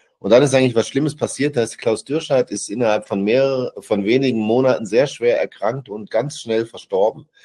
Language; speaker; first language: German; native; German